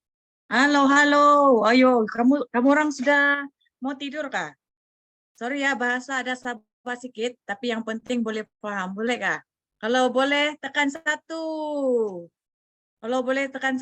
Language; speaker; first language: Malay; non-native, local second language; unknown